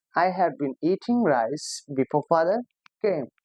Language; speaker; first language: English; non-native, local second language; Bangla